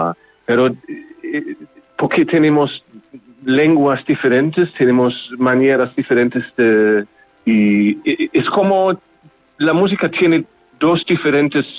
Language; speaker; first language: Spanish; non-native, learner; German